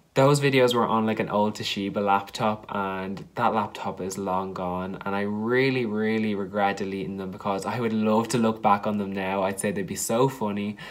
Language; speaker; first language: English; native; English